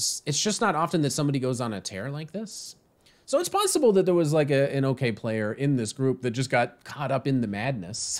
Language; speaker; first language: English; native; English